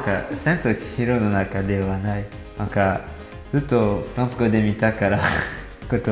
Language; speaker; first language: Japanese; non-native, learner; French